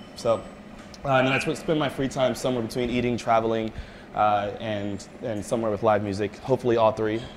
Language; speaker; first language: English; native; English